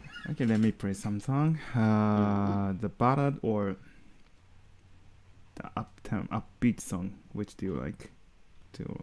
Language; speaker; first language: English; non-native, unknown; Japanese